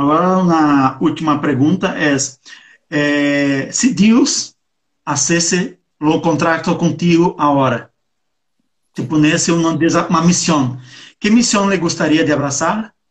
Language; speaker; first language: Portuguese; non-native, learner; Spanish